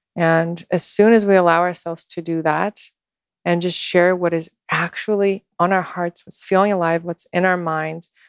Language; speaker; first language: English; non-native, fluent; Russian